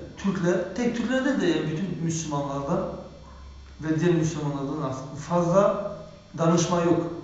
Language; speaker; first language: Turkish; early bilingual, heritage; Turkish